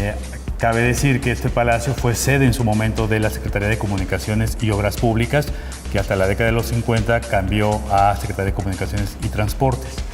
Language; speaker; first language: Spanish; native; Spanish